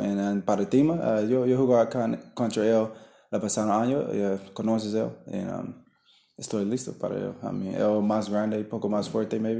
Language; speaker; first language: Spanish; non-native, learner; English